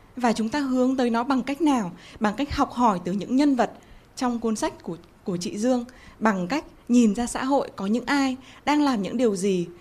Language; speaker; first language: Vietnamese; native; Vietnamese